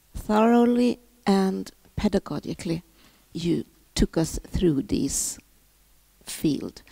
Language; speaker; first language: English; non-native, fluent; Swedish